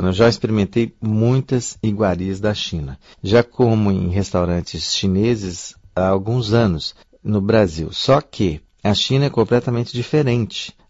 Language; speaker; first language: Portuguese; native; Portuguese